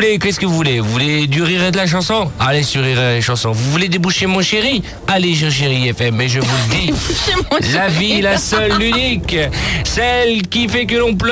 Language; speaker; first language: French; native; French